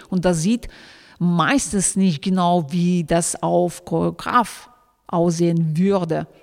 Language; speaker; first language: German; non-native, fluent; Russian